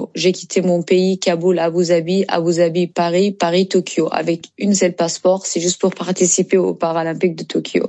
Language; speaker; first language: French; non-native, learner; Persian